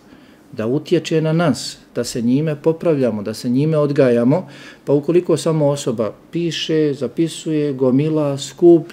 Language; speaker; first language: Serbian; native; Serbian